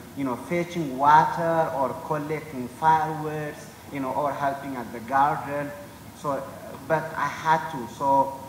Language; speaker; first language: English; non-native, fluent; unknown